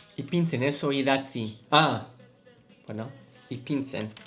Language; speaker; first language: Basque; non-native, learner; English